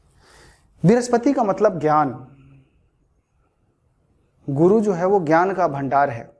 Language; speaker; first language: Hindi; native; Hindi